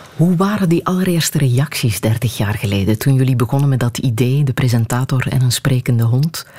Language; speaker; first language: Dutch; native; Dutch